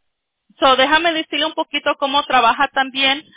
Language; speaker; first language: Spanish; early bilingual, other home language; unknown